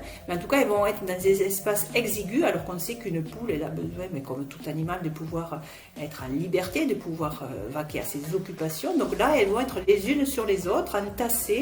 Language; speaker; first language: French; native; French